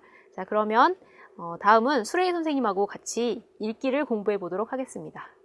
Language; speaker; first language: Korean; native; Korean